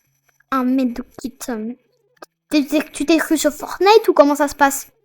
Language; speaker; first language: French; native; French